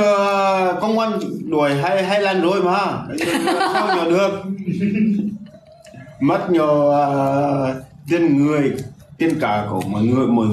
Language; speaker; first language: Vietnamese; non-native, fluent; Portuguese